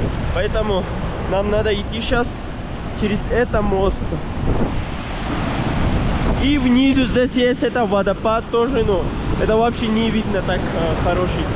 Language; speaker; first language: Russian; non-native, learner; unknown